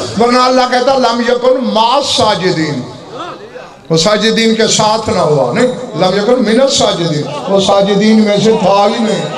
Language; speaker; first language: Urdu; non-native, local second language; Saraiki